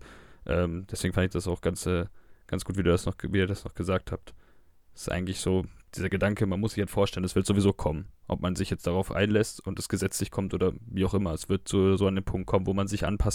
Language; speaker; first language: German; native; German